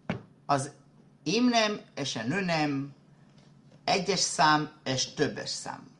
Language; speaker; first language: Hungarian; non-native, fluent; Hebrew